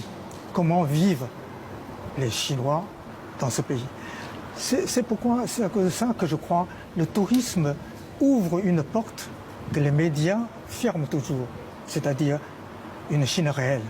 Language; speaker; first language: French; non-native, fluent; Chinese